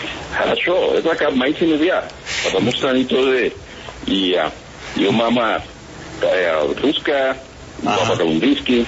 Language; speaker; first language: Russian; non-native, learner; Spanish